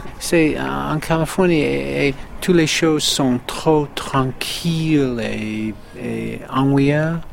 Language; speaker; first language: French; non-native, learner; English